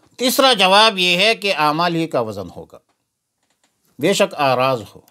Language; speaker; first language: Urdu; non-native, local second language; Pashto